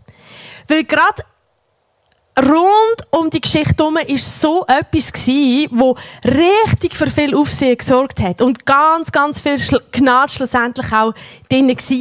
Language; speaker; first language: German; native; German